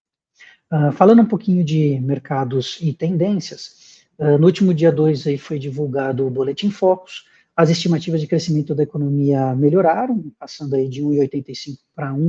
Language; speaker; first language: Portuguese; native; Portuguese